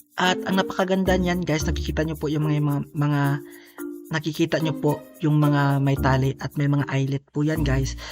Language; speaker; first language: Filipino; non-native, local second language; Cebuano